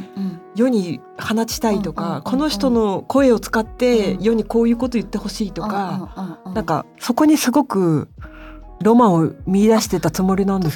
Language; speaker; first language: Japanese; native; Japanese